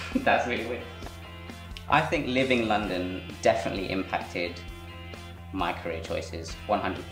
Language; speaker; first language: English; native; English